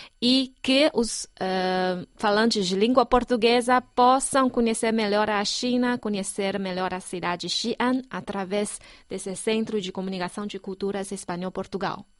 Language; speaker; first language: Portuguese; non-native, fluent; Chinese